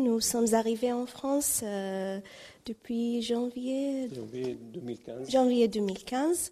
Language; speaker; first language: French; non-native, learner; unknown